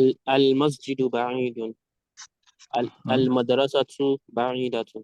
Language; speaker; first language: Arabic; non-native, learner; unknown